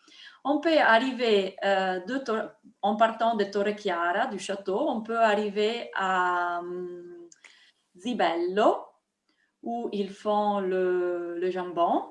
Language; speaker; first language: French; non-native, fluent; Italian